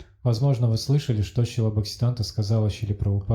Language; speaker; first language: Russian; native; Russian